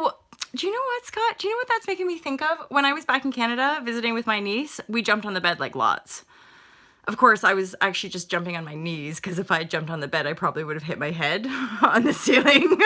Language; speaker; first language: English; native; English